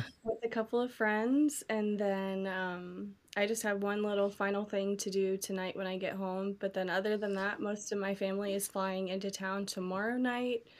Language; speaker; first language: English; native; English